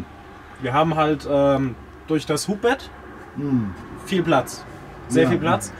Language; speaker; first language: German; native; German